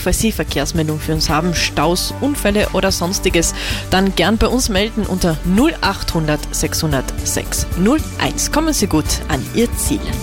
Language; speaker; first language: German; native; German